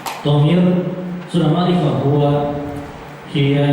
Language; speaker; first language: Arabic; non-native, fluent; Indonesian